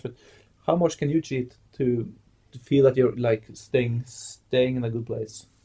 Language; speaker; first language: English; non-native, fluent; Norwegian